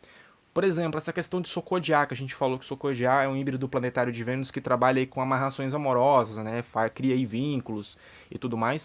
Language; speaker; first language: Portuguese; native; Portuguese